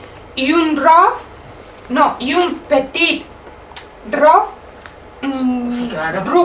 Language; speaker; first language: French; non-native, learner; Spanish